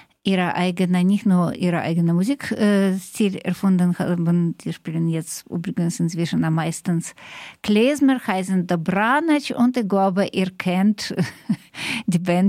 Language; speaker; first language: German; non-native, fluent; Russian